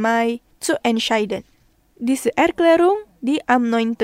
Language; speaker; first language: German; non-native, fluent; Indonesian